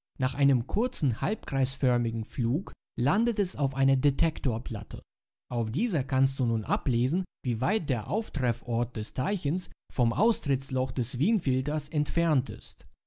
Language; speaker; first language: German; native; German